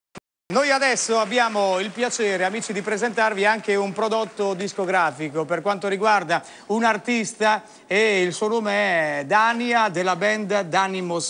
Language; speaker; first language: Italian; native; Italian